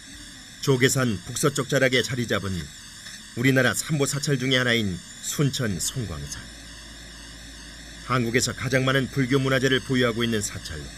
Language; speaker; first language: Korean; native; Korean